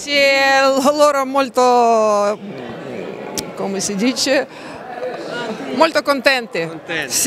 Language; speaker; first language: Italian; non-native, learner; Russian